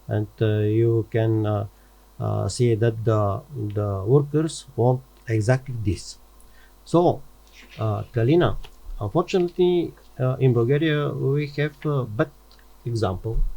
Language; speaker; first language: English; non-native, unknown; Bulgarian